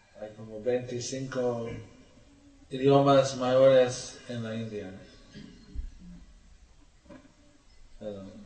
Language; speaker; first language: Spanish; non-native, learner; English